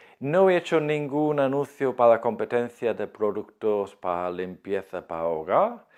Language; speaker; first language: Spanish; non-native, fluent; English